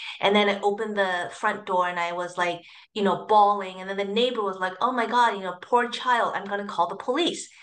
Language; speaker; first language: English; early bilingual, other home language; Cantonese